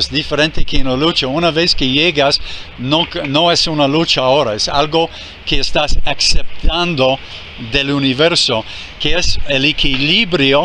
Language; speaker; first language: Spanish; non-native, fluent; English